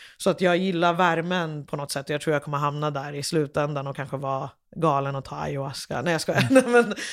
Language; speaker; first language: Swedish; early bilingual, other home language; English